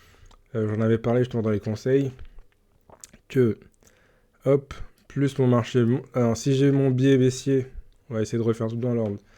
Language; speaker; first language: French; native; French